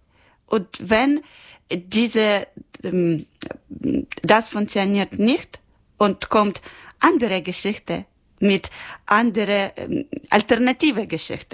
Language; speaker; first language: German; non-native, learner; Ukrainian